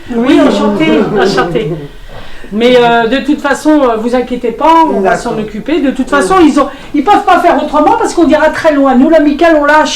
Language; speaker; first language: French; native; French